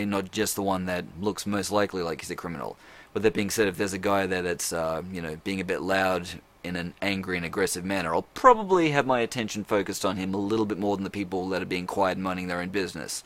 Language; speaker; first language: English; native; English